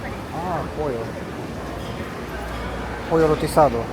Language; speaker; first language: Spanish; non-native, learner; Romanian